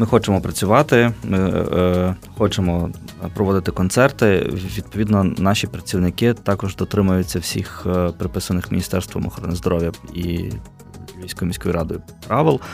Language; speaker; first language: Ukrainian; native; Ukrainian